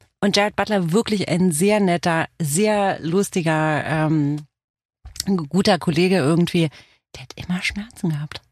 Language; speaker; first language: German; early bilingual, other home language; Romanian